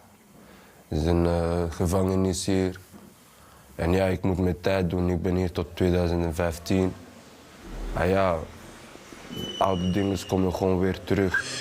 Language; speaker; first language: Dutch; early bilingual, other home language; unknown